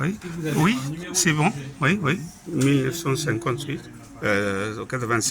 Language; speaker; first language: French; non-native, fluent; Arabic